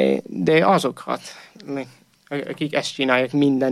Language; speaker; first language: Hungarian; non-native, fluent; English